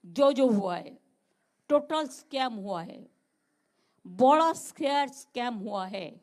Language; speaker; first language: Hindi; non-native, local second language; Bangla